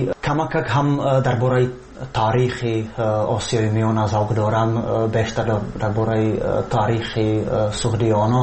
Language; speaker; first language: Persian; non-native, fluent; Slovak